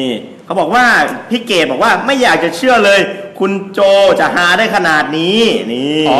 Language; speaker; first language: Thai; native; Thai